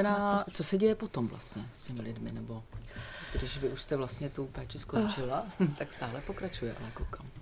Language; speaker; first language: Czech; native; Czech